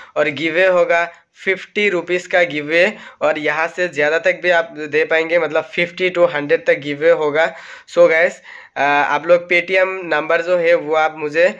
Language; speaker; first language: Hindi; non-native, local second language; Assamese